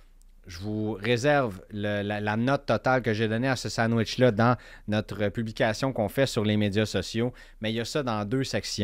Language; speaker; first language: French; native; French